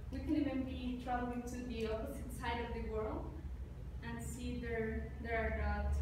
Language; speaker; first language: English; non-native, fluent; Spanish